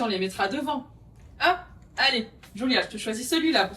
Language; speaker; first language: French; native; French